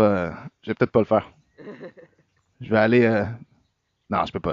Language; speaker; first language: French; native; French